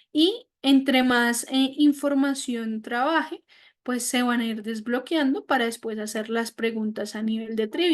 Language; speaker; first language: Spanish; native; Spanish